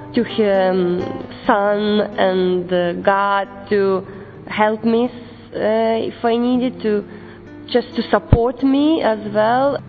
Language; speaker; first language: English; non-native, learner; Lithuanian